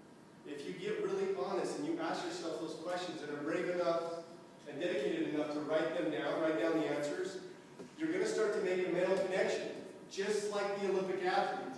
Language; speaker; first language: English; native; English